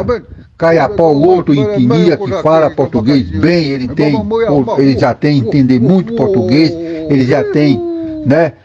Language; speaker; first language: Portuguese; non-native, local second language; Kayapó